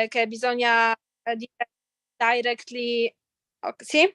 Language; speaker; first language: Italian; non-native, fluent; Polish